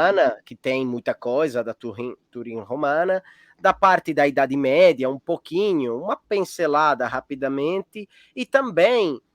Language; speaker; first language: Portuguese; non-native, fluent; Italian